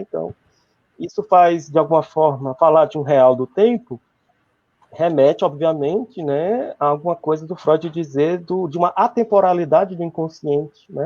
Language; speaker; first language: Portuguese; native; Portuguese